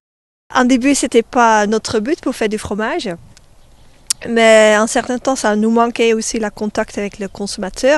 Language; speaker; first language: French; non-native, learner; Dutch